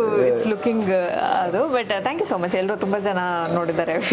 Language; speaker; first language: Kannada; non-native, local second language; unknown